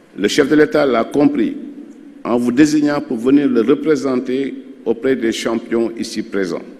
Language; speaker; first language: French; non-native, local second language; Wolof